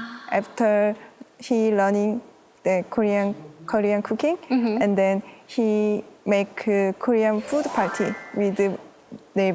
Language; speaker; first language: English; non-native, learner; Korean